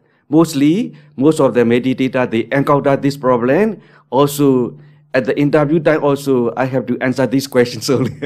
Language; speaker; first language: English; non-native, learner; Burmese